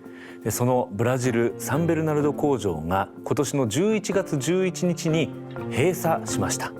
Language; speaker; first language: Japanese; native; Japanese